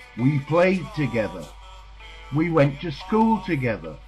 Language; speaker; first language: English; native; English